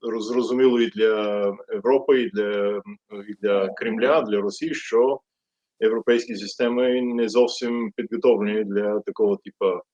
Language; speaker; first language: Ukrainian; non-native, fluent; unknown